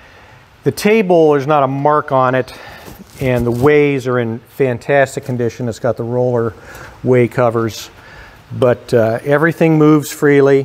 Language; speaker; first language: English; native; English